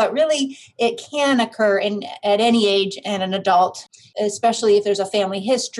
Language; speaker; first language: English; native; English